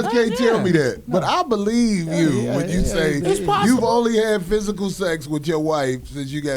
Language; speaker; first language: English; native; English